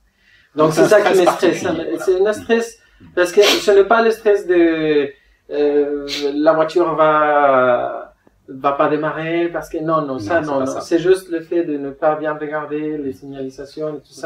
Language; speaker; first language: French; non-native, fluent; Spanish